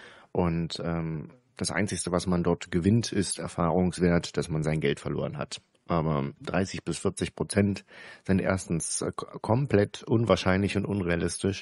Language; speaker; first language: German; native; German